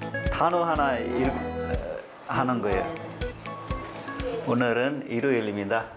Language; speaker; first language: Korean; non-native, fluent; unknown